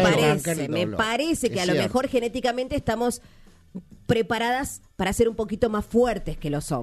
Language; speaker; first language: Spanish; native; Spanish